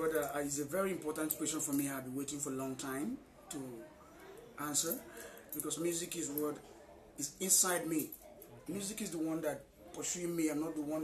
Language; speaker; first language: English; non-native, local second language; Igbo